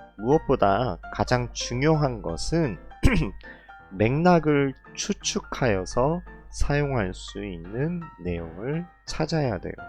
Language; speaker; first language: Korean; native; Korean